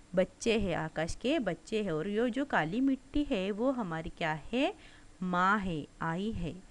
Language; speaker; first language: Hindi; non-native, local second language; Marathi